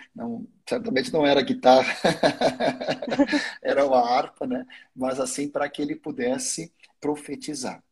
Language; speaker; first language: Portuguese; non-native, fluent; Swedish